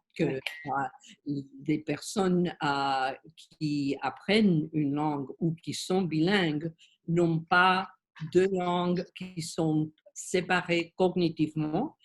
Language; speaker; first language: French; non-native, learner; Spanish